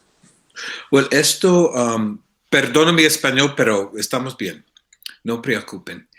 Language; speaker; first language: Spanish; non-native, fluent; English